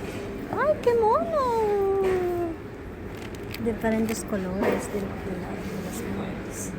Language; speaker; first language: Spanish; non-native, learner; Filipino